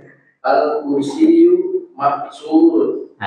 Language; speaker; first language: Arabic; non-native, learner; Indonesian